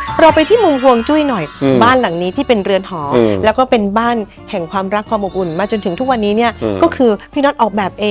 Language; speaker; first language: Thai; native; Thai